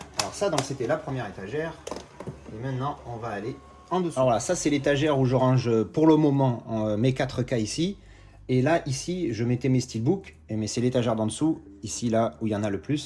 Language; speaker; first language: French; native; French